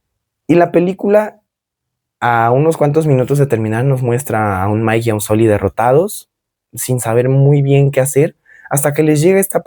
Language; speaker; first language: Spanish; native; Spanish